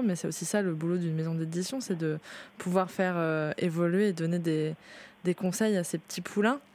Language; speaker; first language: French; native; French